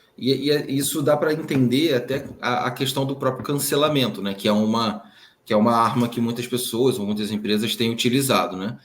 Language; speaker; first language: Portuguese; native; Portuguese